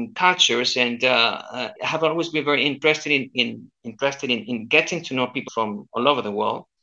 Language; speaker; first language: English; non-native, fluent; Spanish